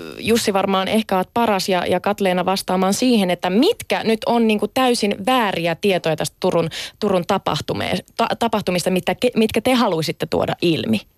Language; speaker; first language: Finnish; early bilingual, other home language; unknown